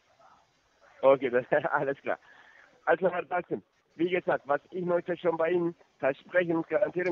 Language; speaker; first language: German; non-native, fluent; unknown